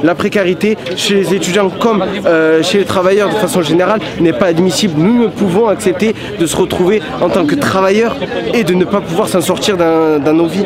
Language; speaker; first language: French; native; French